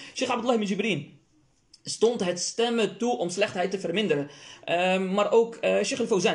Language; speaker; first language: Dutch; early bilingual, other home language; Arabic